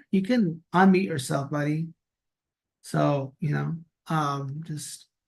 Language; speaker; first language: English; native; English